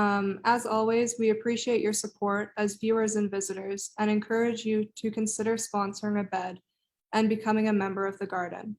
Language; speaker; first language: English; native; English